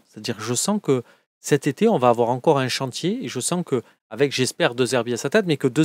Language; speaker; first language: French; native; French